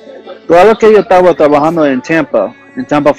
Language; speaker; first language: Spanish; early bilingual, heritage; English